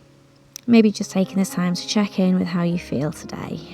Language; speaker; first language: English; native; English